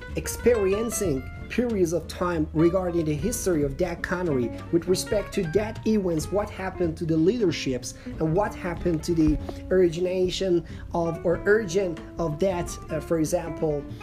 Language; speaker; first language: English; non-native, fluent; Persian